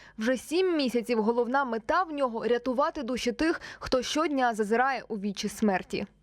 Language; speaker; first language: Ukrainian; native; Ukrainian